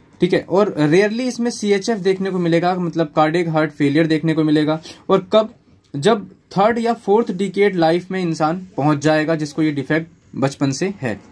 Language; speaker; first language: Hindi; native; Hindi